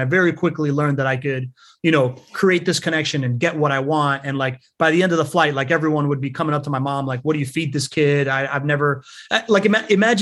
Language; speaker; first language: English; early bilingual, other home language; Spanish